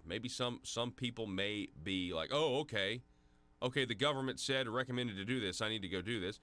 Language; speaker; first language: English; native; English